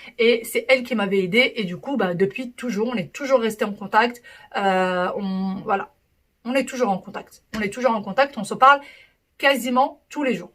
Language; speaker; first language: French; early bilingual, other home language; Arabic